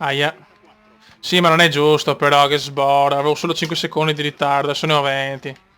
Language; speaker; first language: Italian; native; Italian